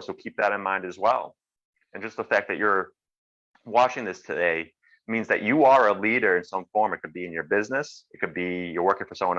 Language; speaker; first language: English; native; English